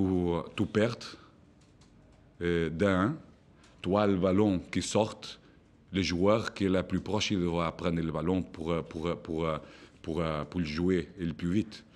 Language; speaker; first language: French; non-native, fluent; Portuguese